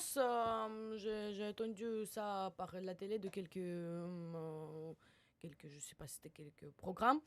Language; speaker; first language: French; non-native, learner; Russian